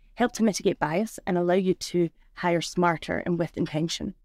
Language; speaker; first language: English; native; English